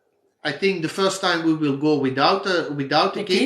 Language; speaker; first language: English; non-native, fluent; Dutch